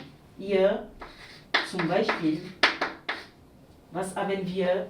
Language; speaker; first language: German; non-native, learner; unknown